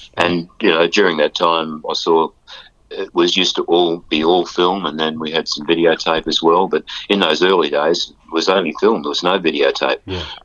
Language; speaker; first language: English; native; English